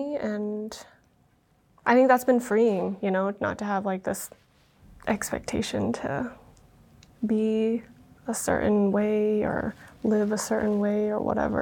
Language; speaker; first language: English; early bilingual, other home language; Vietnamese